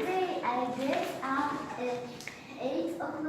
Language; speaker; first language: English; non-native, learner; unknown